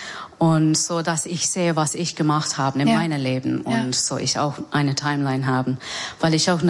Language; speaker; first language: German; non-native, learner; English